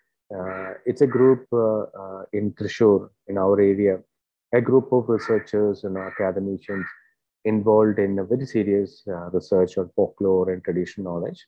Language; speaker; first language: English; non-native, local second language; Malayalam